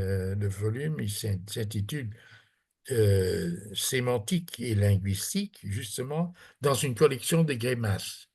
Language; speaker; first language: French; non-native, fluent; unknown